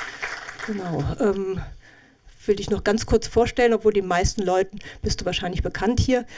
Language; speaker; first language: German; native; German